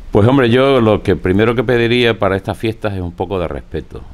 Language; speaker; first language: Spanish; native; Spanish